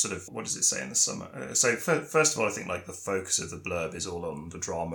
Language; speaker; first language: English; native; English